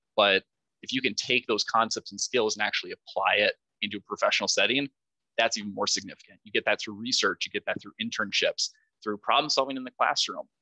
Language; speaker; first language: English; native; English